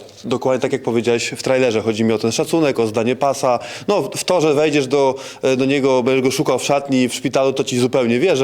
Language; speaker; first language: Polish; native; Polish